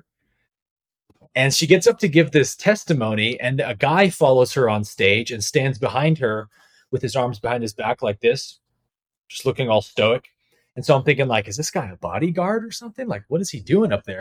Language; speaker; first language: English; native; English